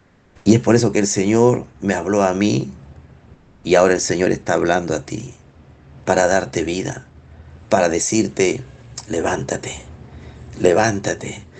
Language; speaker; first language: Spanish; native; Spanish